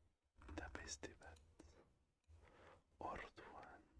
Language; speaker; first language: Basque; non-native, learner; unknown